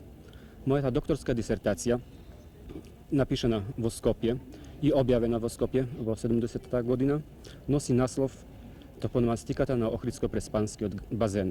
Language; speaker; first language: Macedonian; non-native, fluent; Polish